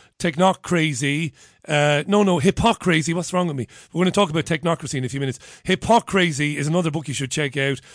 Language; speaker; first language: English; native; English